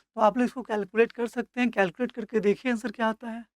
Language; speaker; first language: Hindi; non-native, local second language; Assamese